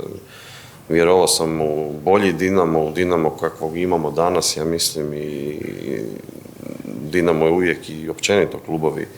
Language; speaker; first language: Bosnian; native; Bosnian